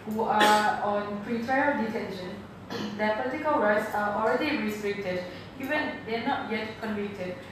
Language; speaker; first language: English; non-native, fluent; Thai